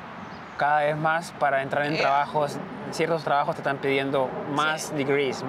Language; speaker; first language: Spanish; native; Spanish